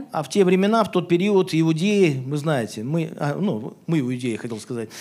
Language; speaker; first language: Russian; native; Russian